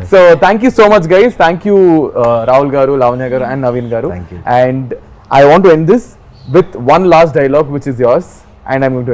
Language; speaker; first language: Telugu; native; Telugu